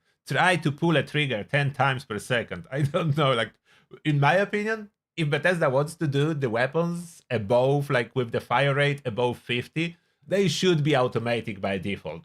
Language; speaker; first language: English; non-native, fluent; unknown